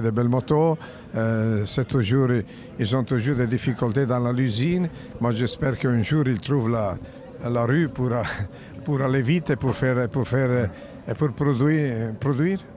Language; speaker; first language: French; non-native, fluent; Italian